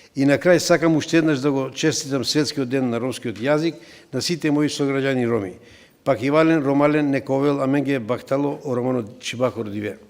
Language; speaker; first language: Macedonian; non-native, local second language; Romany